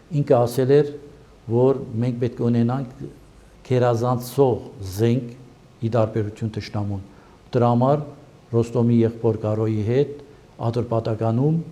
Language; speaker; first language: Armenian; early bilingual, heritage; Armenian